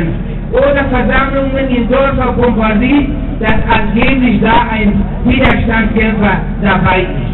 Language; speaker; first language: German; non-native, fluent; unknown